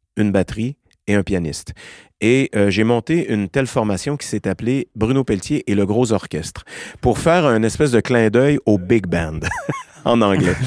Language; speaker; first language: French; native; French